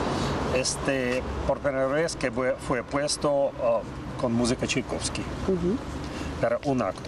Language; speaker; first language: Spanish; non-native, learner; Russian